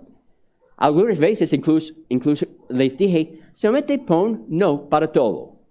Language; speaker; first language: Spanish; non-native, fluent; English